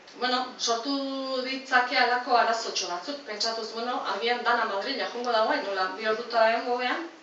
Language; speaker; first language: Basque; native; Basque